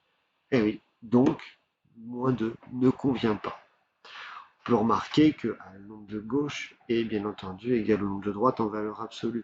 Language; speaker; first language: French; native; French